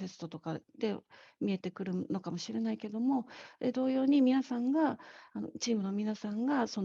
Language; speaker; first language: Japanese; native; Japanese